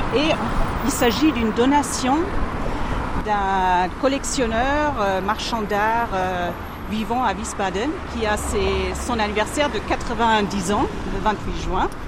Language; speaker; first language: French; non-native, fluent; German